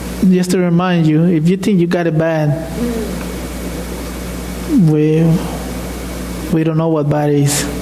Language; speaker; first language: English; non-native, fluent; Spanish